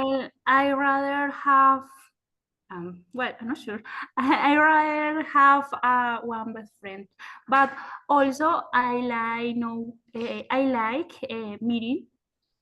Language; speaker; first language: English; non-native, learner; Spanish